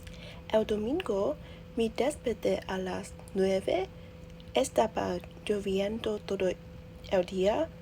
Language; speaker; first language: Spanish; non-native, learner; Vietnamese